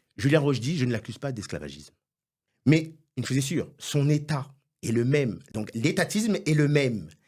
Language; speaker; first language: French; non-native, local second language; Haitian Creole